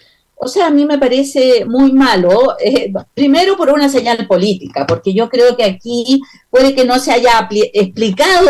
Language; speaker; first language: Spanish; native; Spanish